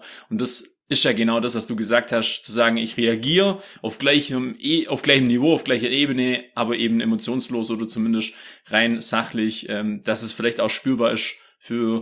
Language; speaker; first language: German; native; German